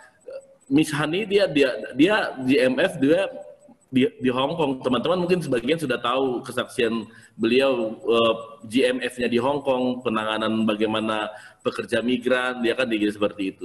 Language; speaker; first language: Indonesian; native; Indonesian